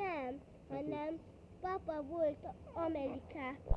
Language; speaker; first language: Hungarian; early bilingual, heritage; Hungarian